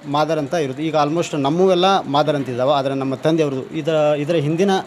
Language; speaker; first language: Kannada; native; Kannada